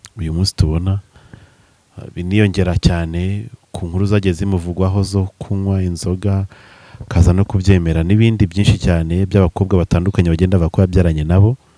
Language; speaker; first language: Kinyarwanda; native; Kinyarwanda